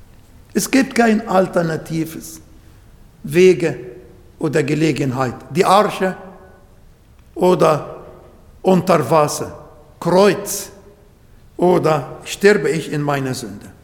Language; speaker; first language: German; non-native, learner; Arabic